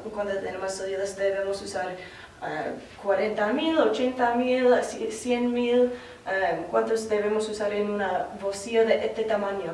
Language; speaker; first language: Spanish; non-native, fluent; English